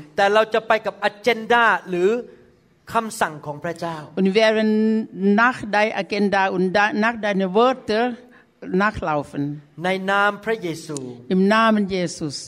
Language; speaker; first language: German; non-native, learner; Thai